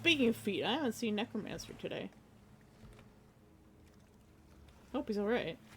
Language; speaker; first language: English; native; English